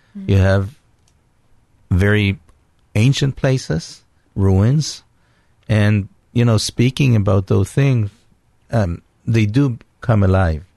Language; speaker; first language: English; non-native, fluent; Hebrew